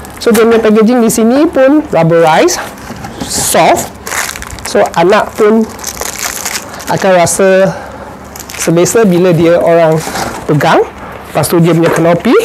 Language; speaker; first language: Malay; non-native, local second language; Chinese